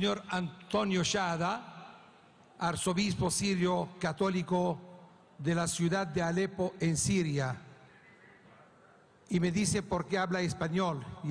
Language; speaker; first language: Spanish; non-native, fluent; Arabic